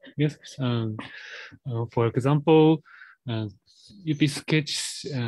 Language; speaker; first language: English; non-native, learner; Japanese